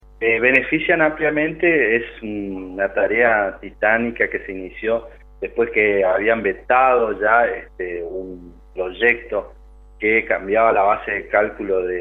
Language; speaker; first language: Spanish; native; Spanish